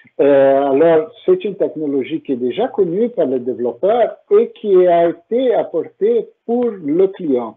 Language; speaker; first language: French; non-native, fluent; Portuguese